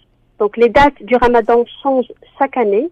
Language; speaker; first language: French; non-native, local second language; Arabic